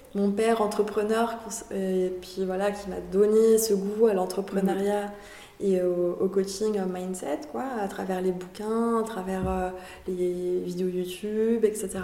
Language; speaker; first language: French; early bilingual, other home language; Spanish